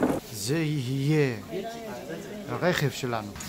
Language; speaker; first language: Hebrew; non-native, fluent; Japanese